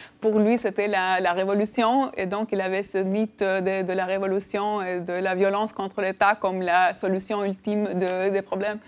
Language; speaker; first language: French; non-native, fluent; Albanian